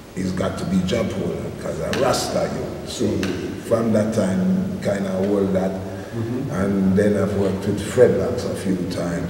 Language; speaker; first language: English; native; English